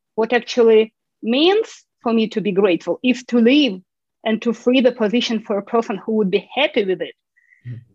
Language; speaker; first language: English; non-native, fluent; Ukrainian